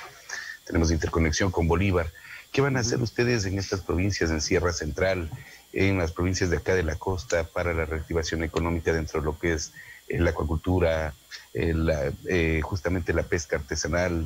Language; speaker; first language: Spanish; native; Spanish